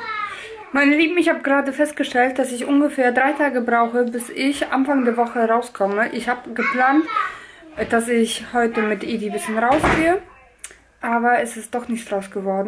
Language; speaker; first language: German; native; German